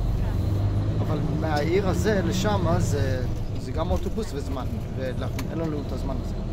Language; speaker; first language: Hebrew; non-native, fluent; Japanese